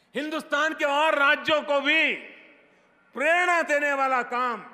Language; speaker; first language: Hindi; non-native, local second language; Gujarati